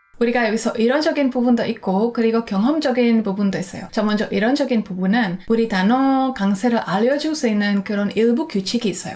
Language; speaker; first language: Korean; non-native, fluent; Czech